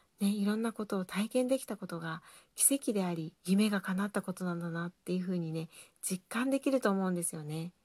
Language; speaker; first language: Japanese; native; Japanese